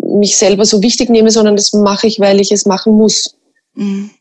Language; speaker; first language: German; native; German